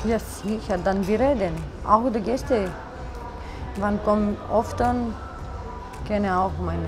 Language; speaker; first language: German; non-native, learner; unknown